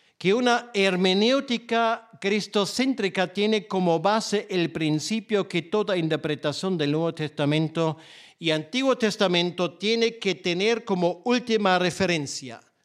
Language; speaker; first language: Spanish; non-native, fluent; German